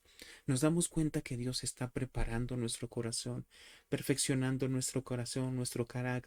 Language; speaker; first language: Spanish; native; Spanish